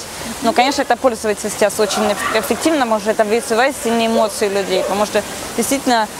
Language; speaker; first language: Russian; non-native, fluent; Swedish